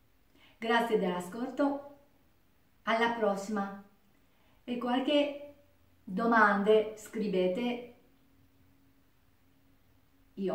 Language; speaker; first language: Italian; non-native, learner; Japanese